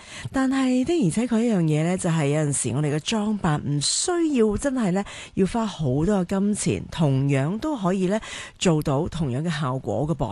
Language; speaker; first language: Cantonese; native; Cantonese